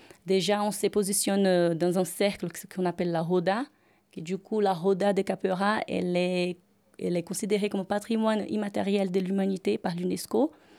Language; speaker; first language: French; non-native, fluent; Portuguese